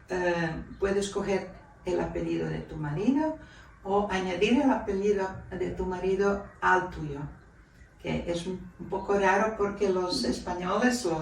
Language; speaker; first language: Spanish; non-native, fluent; Croatian